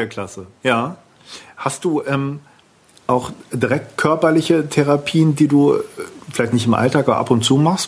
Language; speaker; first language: German; native; German